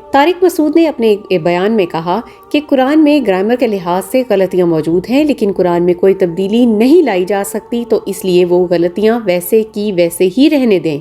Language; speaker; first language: Urdu; native; Urdu